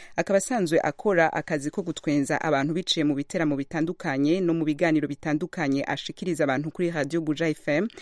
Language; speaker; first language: Rundi; native; Rundi